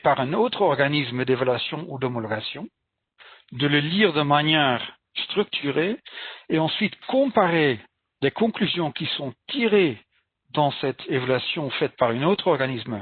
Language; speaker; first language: French; non-native, fluent; Dutch